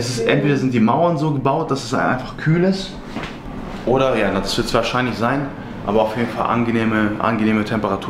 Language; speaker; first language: German; native; German